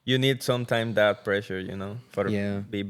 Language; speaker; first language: English; non-native, learner; Spanish